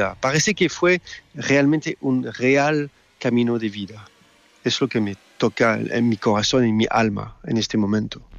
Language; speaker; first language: Spanish; non-native, learner; French